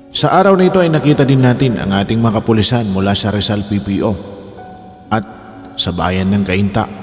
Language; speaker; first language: Filipino; native; Filipino